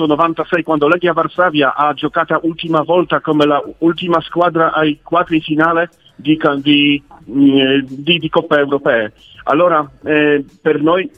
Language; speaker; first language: Italian; non-native, learner; Polish